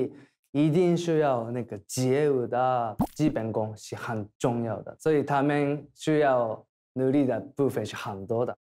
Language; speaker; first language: Chinese; non-native, learner; Thai